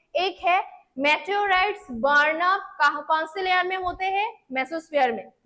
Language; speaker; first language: Hindi; non-native, local second language; Bangla